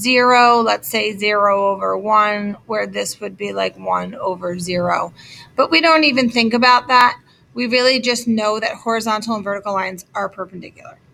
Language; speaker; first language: English; native; English